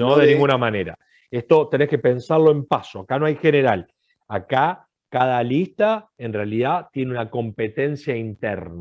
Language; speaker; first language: Spanish; native; Spanish